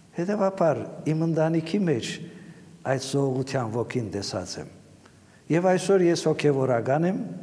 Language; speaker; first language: Armenian; native; Armenian